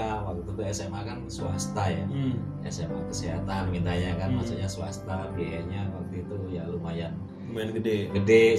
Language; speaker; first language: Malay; non-native, local second language; Javanese